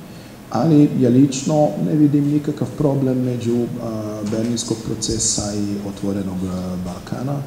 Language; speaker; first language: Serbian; non-native, fluent; Hungarian